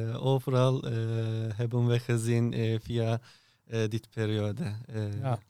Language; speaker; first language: Dutch; non-native, fluent; Turkish